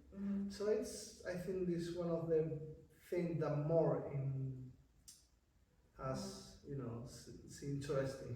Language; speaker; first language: English; non-native, learner; Spanish